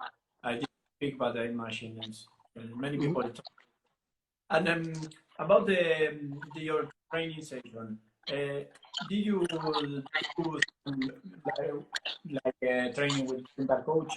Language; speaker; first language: English; non-native, learner; Italian